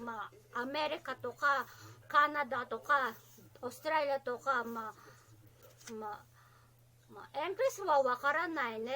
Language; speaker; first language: Japanese; non-native, learner; Filipino